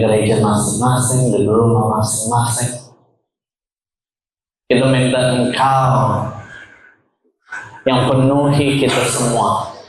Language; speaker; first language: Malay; non-native, learner; English